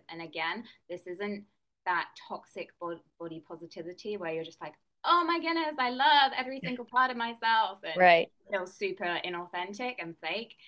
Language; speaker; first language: English; native; English